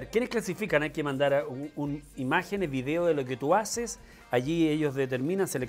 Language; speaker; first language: Spanish; native; Spanish